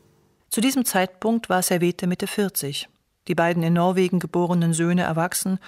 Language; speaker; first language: German; native; German